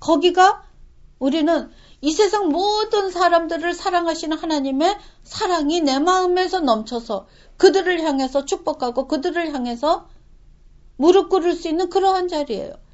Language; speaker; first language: Korean; native; Korean